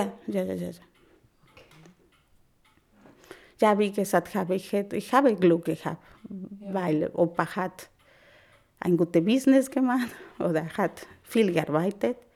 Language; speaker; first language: German; non-native, fluent; Spanish